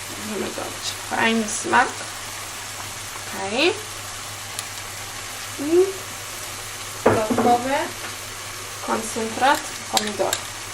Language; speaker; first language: Polish; non-native, learner; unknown